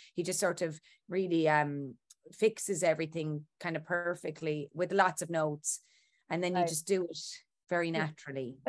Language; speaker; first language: English; native; English